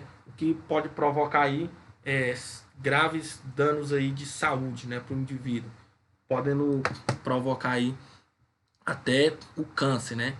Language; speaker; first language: Portuguese; native; Portuguese